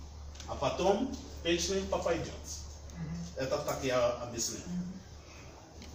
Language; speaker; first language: Russian; non-native, learner; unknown